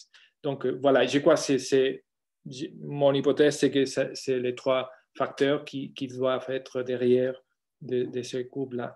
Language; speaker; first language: French; non-native, fluent; Spanish